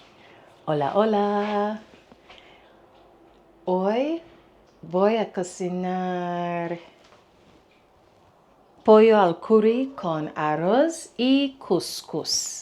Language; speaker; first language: Spanish; non-native, learner; English